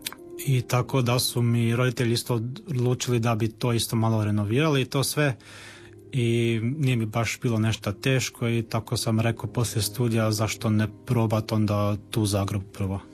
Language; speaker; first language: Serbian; early bilingual, heritage; Croatian